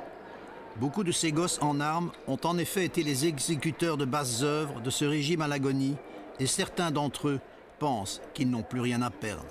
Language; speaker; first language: French; native; French